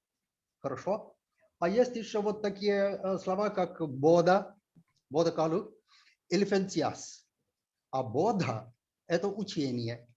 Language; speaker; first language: Russian; non-native, fluent; Telugu